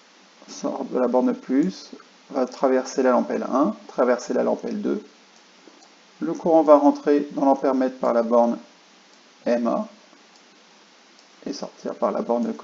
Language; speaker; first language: French; native; French